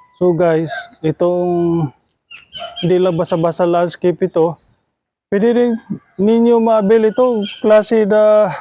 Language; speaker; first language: Filipino; non-native, local second language; Cebuano